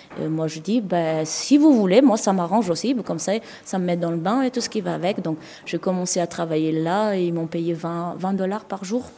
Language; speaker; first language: French; non-native, local second language; Malagasy